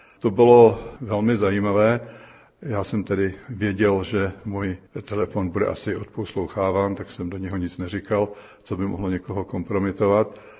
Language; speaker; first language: Czech; native; Czech